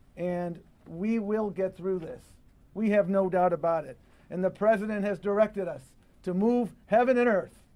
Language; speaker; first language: English; early bilingual, other home language; Spanish